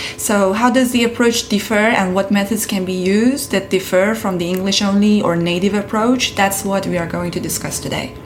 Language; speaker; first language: English; non-native, fluent; Persian